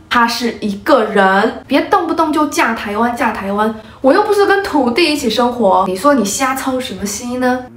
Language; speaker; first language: Chinese; native; Chinese